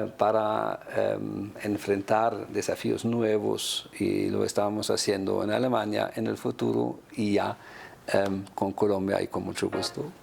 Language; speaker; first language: Spanish; non-native, fluent; German